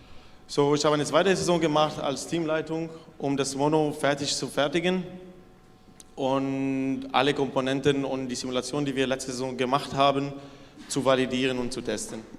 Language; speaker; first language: German; non-native, fluent; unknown